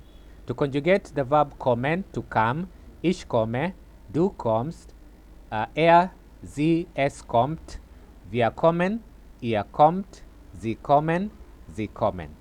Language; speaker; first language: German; non-native, fluent; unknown